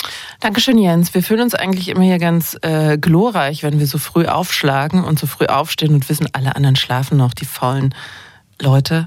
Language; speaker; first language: German; native; German